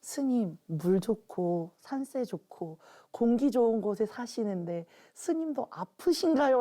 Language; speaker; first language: Korean; native; Korean